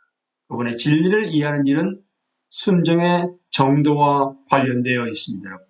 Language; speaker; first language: Korean; native; Korean